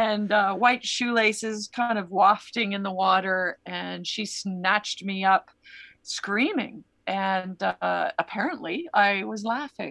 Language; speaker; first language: English; native; English